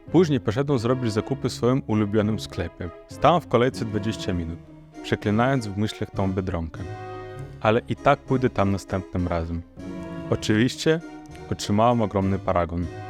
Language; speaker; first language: Polish; non-native, fluent; Romanian